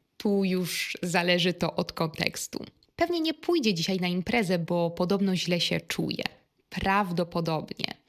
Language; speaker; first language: Polish; native; Polish